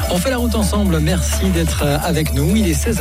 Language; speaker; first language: French; native; French